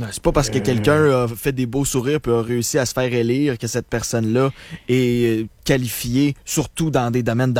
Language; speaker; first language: French; native; French